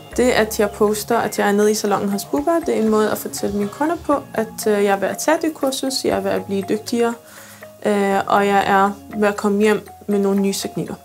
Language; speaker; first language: Danish; early bilingual, other home language; Arabic